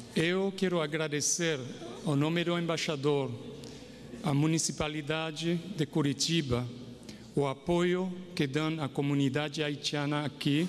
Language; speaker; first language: Portuguese; non-native, fluent; Haitian Creole